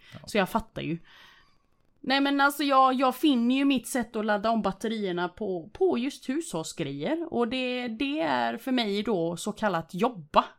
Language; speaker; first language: Swedish; early bilingual, other home language; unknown